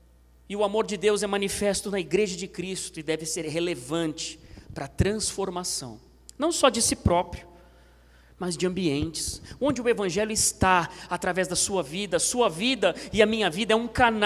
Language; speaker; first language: Portuguese; native; Portuguese